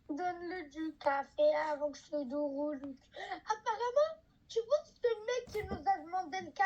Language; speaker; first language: French; native; French